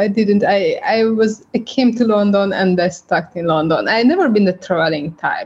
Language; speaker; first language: English; non-native, fluent; Hungarian